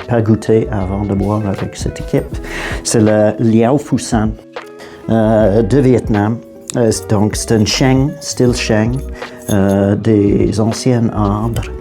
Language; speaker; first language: French; non-native, fluent; English